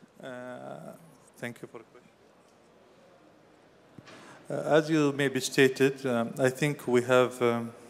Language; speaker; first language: English; non-native, fluent; Arabic